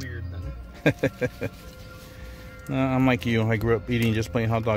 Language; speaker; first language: English; native; English